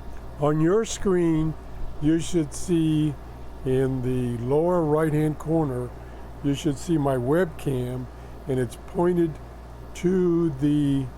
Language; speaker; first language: English; native; English